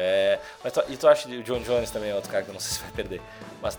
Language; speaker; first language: Portuguese; native; Portuguese